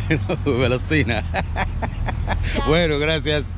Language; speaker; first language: Spanish; non-native, learner; Arabic